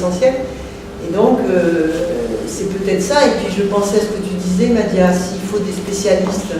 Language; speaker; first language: French; native; French